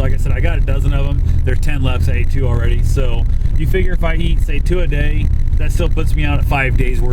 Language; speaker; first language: English; native; English